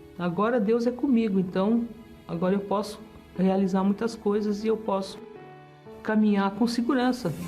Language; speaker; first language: Portuguese; early bilingual, other home language; German